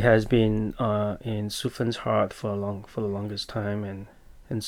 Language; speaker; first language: English; non-native, local second language; Chinese